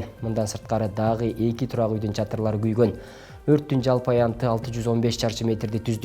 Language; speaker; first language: Kyrgyz; native; Kyrgyz